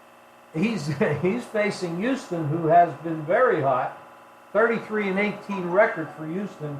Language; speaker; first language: English; native; English